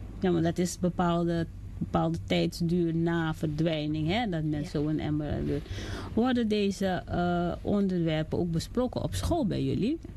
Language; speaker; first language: Dutch; native; Dutch